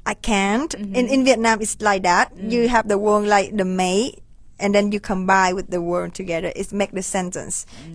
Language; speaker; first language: English; non-native, fluent; Vietnamese